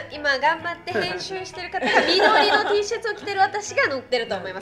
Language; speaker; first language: Japanese; native; Japanese